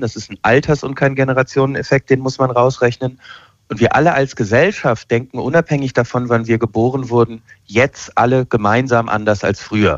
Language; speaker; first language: German; native; German